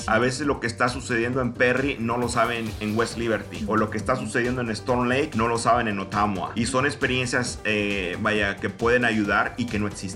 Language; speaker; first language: Spanish; native; Spanish